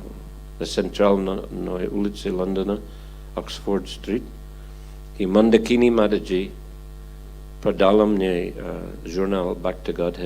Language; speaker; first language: Russian; non-native, fluent; English